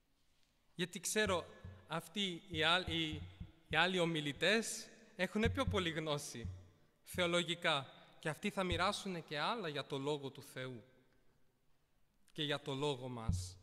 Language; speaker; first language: Greek; early bilingual, heritage; Greek